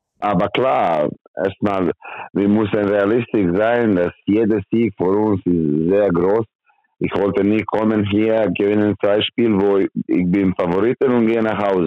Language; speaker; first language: German; non-native, learner; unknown